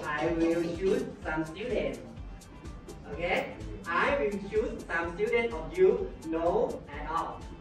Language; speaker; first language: English; non-native, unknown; Thai